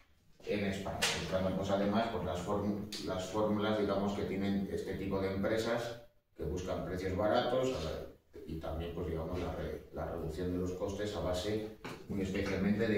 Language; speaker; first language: Spanish; native; Spanish